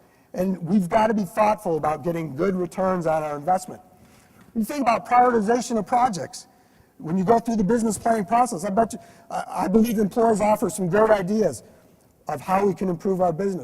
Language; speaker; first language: English; native; English